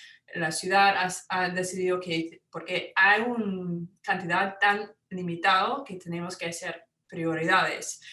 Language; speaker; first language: Spanish; non-native, fluent; English